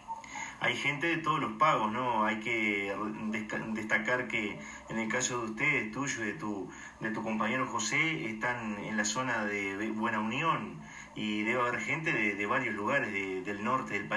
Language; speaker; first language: Spanish; native; Spanish